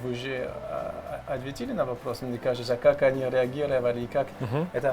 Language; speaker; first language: Russian; non-native, learner; French